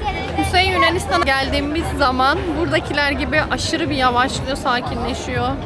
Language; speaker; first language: Turkish; native; Turkish